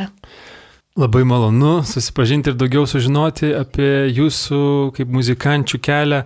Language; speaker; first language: Lithuanian; native; Lithuanian